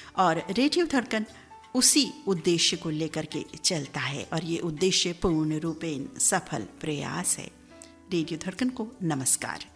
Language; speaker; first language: Hindi; native; Hindi